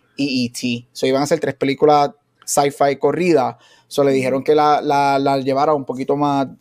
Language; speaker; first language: Spanish; native; Spanish